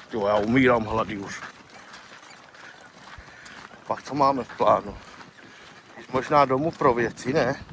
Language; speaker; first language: Czech; native; Czech